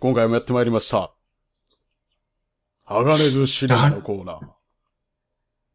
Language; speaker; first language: Japanese; native; Japanese